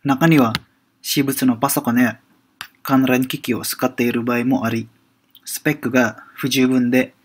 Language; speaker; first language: Japanese; non-native, fluent; Indonesian